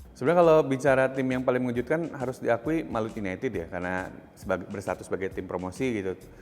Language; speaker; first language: Indonesian; native; Indonesian